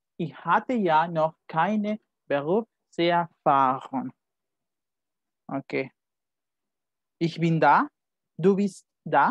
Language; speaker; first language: German; non-native, fluent; Spanish